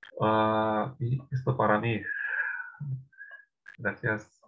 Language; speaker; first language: Spanish; non-native, learner; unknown